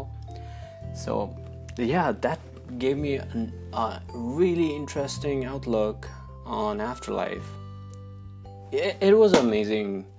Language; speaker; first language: English; non-native, local second language; Nepali